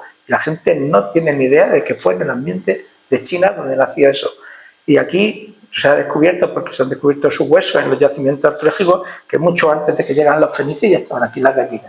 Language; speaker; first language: Spanish; native; Spanish